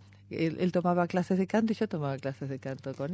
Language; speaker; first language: Spanish; native; Spanish